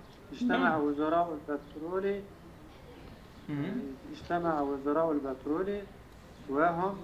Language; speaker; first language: Arabic; non-native, learner; Turkish